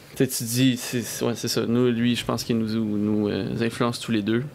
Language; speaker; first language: French; native; French